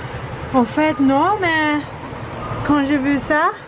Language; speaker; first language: French; non-native, learner; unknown